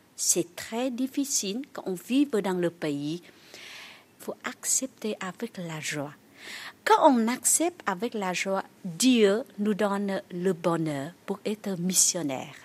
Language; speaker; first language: French; non-native, learner; Vietnamese